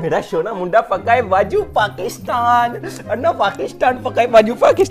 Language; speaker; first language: Indonesian; native; Indonesian